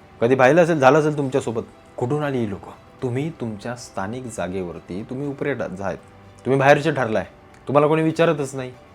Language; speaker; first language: Marathi; native; Marathi